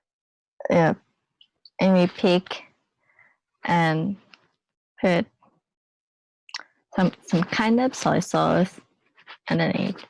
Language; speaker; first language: English; non-native, learner; Japanese